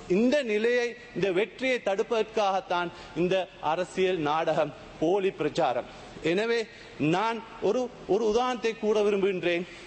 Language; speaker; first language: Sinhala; non-native, local second language; Tamil